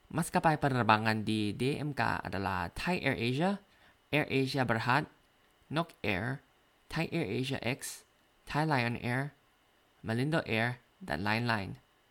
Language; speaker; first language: Indonesian; non-native, learner; Thai